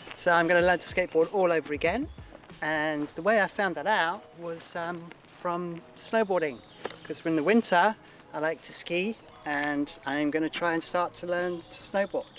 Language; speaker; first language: English; native; English